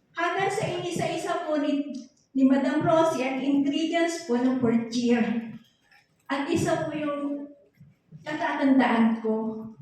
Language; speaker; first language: Filipino; native; Filipino